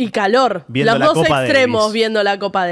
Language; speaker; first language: Spanish; native; Spanish